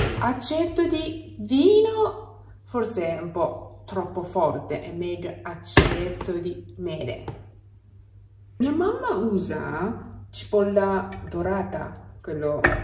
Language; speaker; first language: Italian; non-native, learner; Japanese